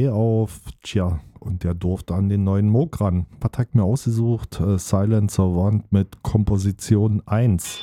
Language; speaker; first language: German; native; German